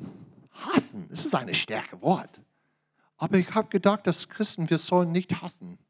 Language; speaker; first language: German; non-native, learner; English